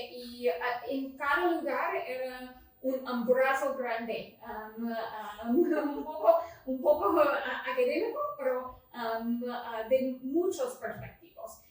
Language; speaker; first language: Spanish; non-native, fluent; English